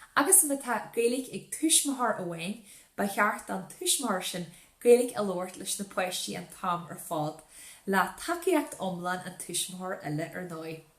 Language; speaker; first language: Irish; native; Irish